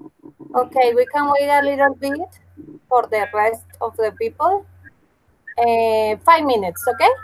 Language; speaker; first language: English; non-native, fluent; Spanish